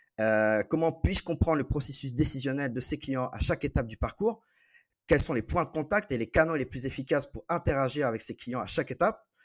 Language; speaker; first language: French; native; French